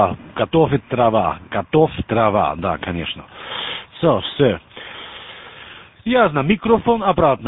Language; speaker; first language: Russian; non-native, learner; German